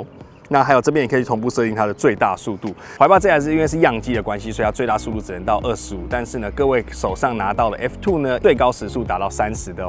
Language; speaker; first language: Chinese; native; Chinese